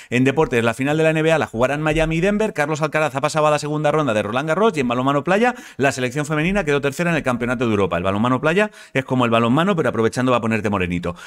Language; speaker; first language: Spanish; native; Spanish